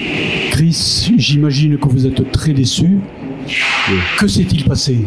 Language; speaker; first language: French; native; French